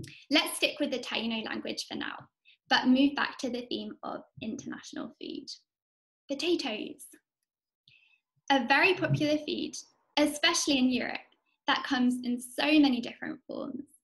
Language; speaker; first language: English; native; English